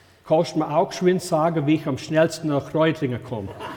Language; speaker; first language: German; early bilingual, heritage; German